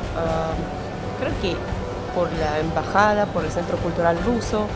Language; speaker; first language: Spanish; non-native, fluent; Russian